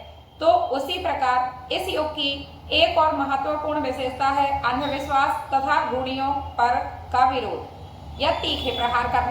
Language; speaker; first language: Hindi; native; Hindi